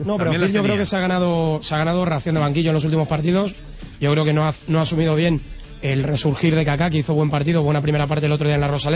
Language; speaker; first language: Spanish; native; Spanish